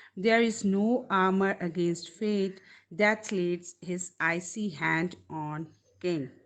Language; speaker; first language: English; non-native, local second language; Punjabi